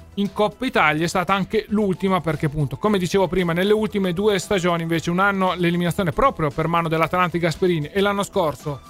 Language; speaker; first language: Italian; native; Italian